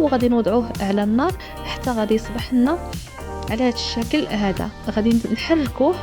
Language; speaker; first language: Arabic; native; Arabic